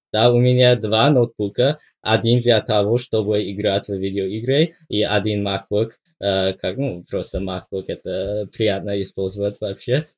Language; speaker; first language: Russian; non-native, fluent; English